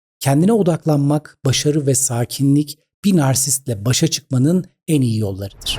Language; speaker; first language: Turkish; native; Turkish